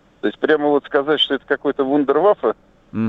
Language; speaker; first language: Russian; native; Russian